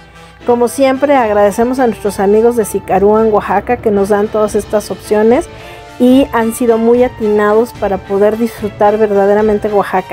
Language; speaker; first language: Spanish; native; Spanish